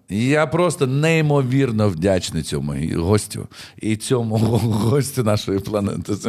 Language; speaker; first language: Ukrainian; native; Ukrainian